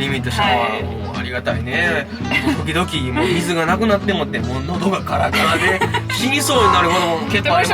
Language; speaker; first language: Japanese; native; Japanese